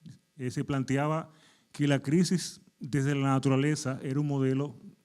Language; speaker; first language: Spanish; native; Spanish